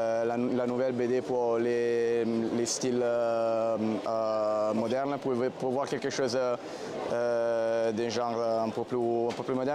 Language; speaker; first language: French; non-native, fluent; Italian